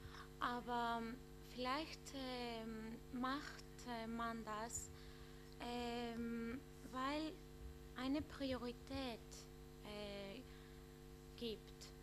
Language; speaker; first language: German; non-native, learner; Greek